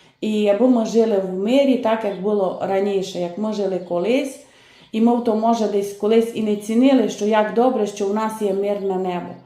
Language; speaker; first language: Ukrainian; native; Ukrainian